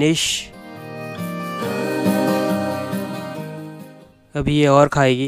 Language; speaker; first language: Hindi; native; Hindi